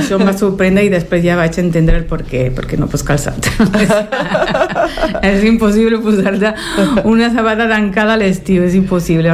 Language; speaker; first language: Catalan; early bilingual, heritage; Spanish